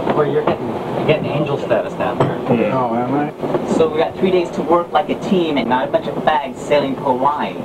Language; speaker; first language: English; native; English